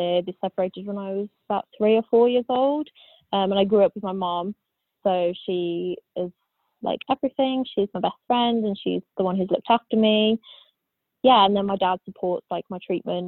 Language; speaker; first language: English; native; English